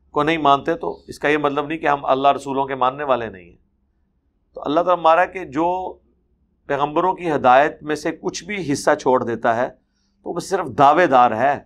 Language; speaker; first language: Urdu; non-native, local second language; Punjabi